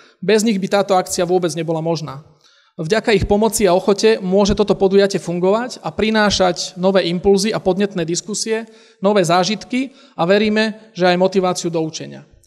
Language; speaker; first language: Slovak; native; Slovak